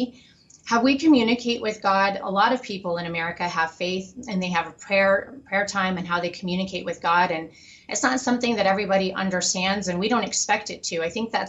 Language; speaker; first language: English; native; English